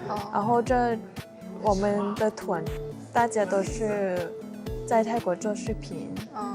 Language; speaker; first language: Chinese; non-native, learner; Thai